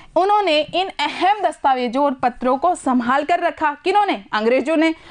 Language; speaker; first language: Hindi; native; Hindi